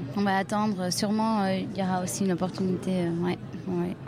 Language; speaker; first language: French; native; French